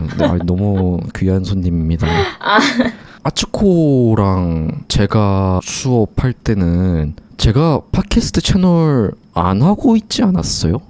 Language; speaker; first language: Korean; native; Korean